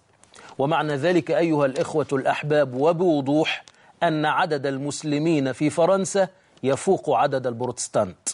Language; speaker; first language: Arabic; native; Arabic